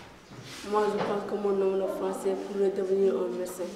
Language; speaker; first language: French; non-native, local second language; Fula